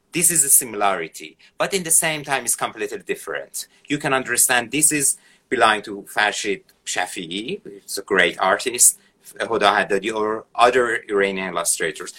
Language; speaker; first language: English; non-native, fluent; Persian